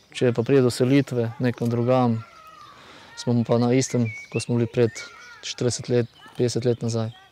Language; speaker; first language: Slovenian; non-native, local second language; Romany